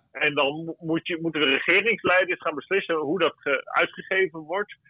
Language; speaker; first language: Dutch; native; Dutch